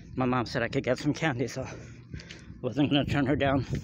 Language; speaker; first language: English; native; English